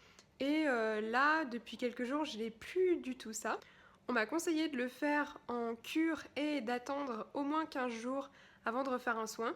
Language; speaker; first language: French; native; French